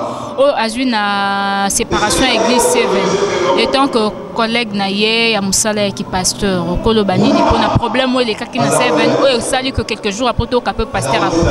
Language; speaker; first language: French; non-native, local second language; Lingala